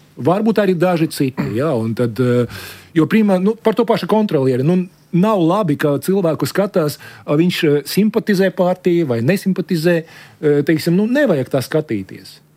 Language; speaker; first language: Latvian; non-native, local second language; Russian